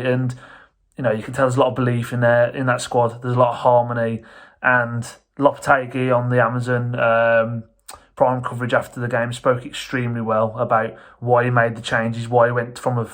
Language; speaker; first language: English; native; English